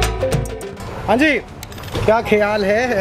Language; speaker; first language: Hindi; native; Hindi